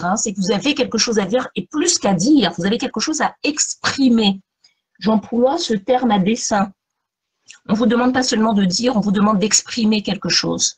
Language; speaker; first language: French; native; French